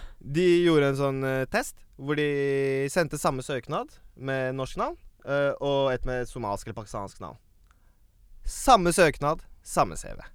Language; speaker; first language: Norwegian; early bilingual, other home language; Baluchi